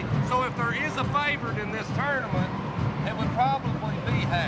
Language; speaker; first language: English; native; English